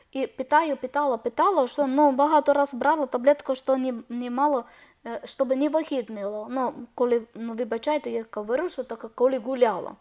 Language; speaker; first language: Ukrainian; non-native, learner; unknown